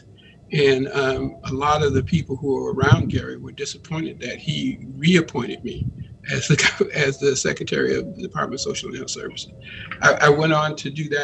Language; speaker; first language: English; native; English